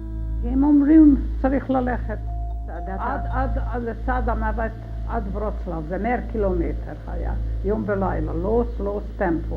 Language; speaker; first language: Hebrew; non-native, learner; Hungarian